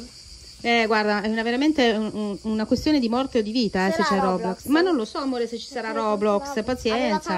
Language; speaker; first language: Italian; native; Italian